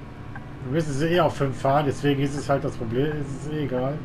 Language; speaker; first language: German; native; German